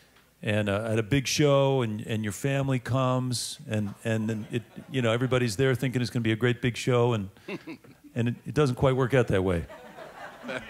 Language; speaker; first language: English; native; English